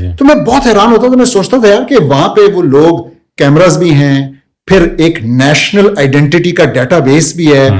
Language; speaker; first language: Urdu; early bilingual, heritage; Urdu